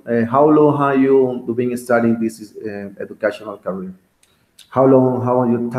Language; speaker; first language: English; non-native, learner; Spanish